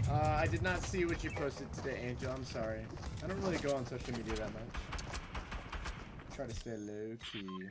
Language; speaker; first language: English; native; English